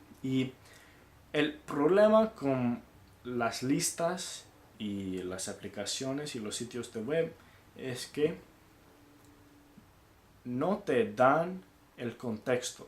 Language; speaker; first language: Spanish; non-native, fluent; English